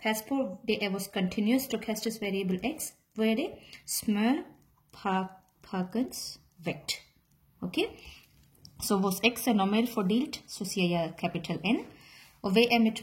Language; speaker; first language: Danish; non-native, learner; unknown